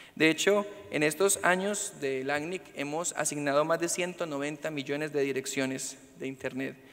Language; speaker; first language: Spanish; native; Spanish